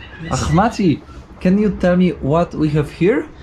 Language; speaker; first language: English; non-native, learner; Polish